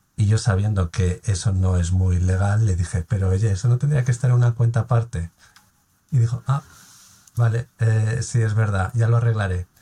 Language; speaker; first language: Spanish; native; Spanish